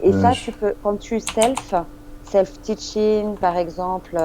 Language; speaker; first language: French; non-native, fluent; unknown